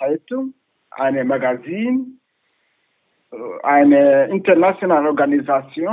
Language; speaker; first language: German; non-native, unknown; Wolof